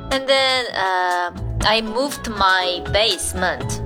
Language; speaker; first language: English; non-native, learner; Korean